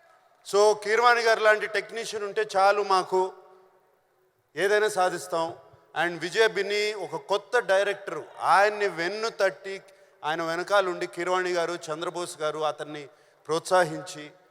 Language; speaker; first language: Telugu; native; Telugu